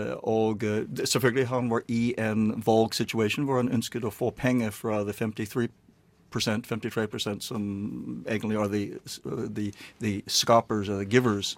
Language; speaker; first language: Norwegian; non-native, learner; English